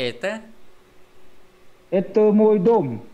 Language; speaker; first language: Russian; non-native, learner; Vietnamese